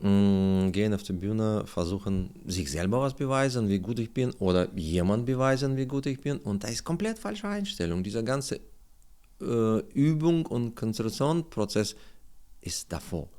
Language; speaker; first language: German; non-native, learner; Russian